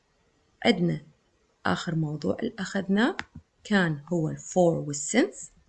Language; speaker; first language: Arabic; native; Arabic